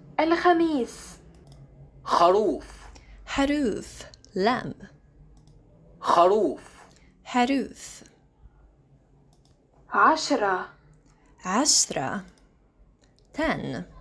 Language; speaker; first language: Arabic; non-native, learner; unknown